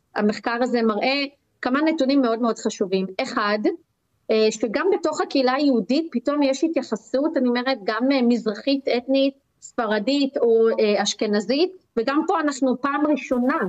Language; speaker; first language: Hebrew; native; Hebrew